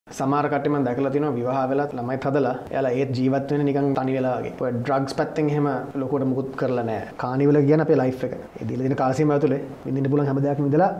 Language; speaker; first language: Sinhala; native; Sinhala